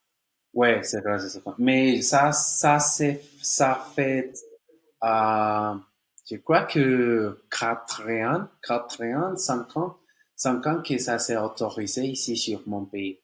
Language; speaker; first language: French; non-native, learner; Spanish